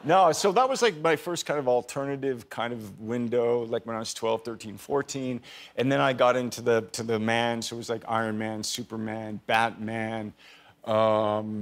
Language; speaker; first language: English; native; English